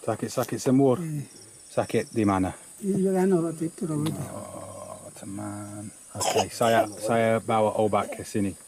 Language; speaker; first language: Indonesian; non-native, learner; English